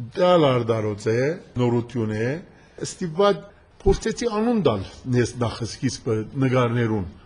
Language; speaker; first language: Armenian; early bilingual, heritage; Armenian